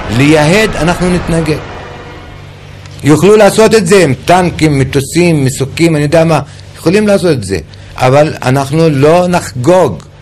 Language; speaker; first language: Hebrew; non-native, local second language; Arabic